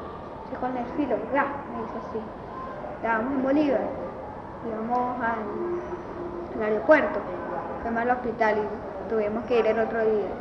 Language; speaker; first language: Spanish; native; Spanish